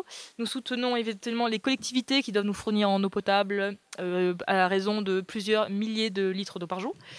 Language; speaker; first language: French; native; French